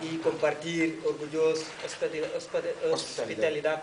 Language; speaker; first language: Spanish; non-native, learner; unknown